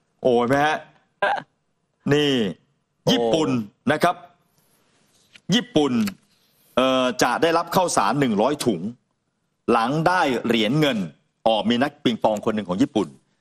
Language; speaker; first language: Thai; native; Thai